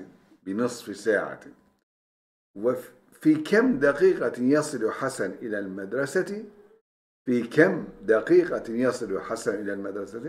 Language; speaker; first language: Arabic; non-native, fluent; Turkish